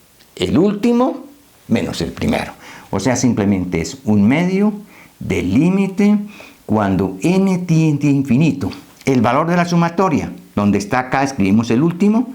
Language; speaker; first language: Spanish; native; Spanish